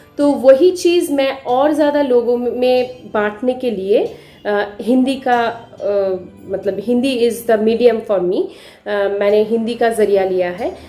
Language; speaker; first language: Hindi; non-native, local second language; Bangla